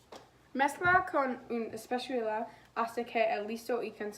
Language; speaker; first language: Spanish; non-native, learner; English